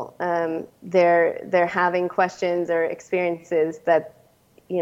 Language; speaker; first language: English; native; English